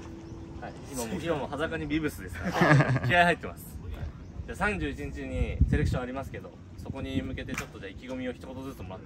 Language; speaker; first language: Japanese; native; Japanese